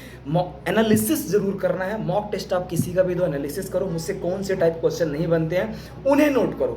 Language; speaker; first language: Hindi; native; Hindi